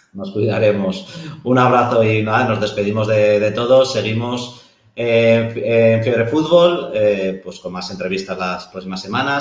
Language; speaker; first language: Spanish; native; Spanish